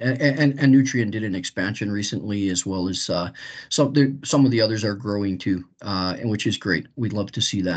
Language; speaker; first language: English; native; English